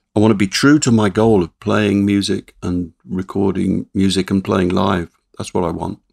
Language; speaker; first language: English; native; English